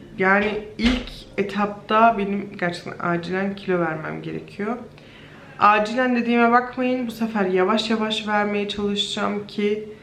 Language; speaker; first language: Turkish; early bilingual, heritage; Turkish